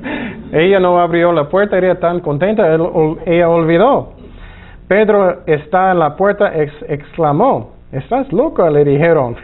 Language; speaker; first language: Spanish; non-native, fluent; English